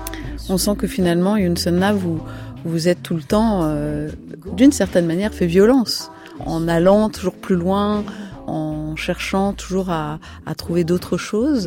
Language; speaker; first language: French; native; French